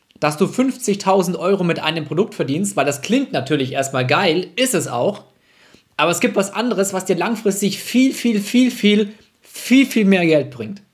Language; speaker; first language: German; native; German